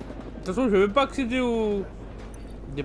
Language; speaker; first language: French; native; French